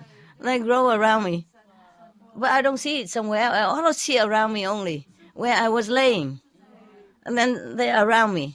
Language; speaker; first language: English; non-native, fluent; Vietnamese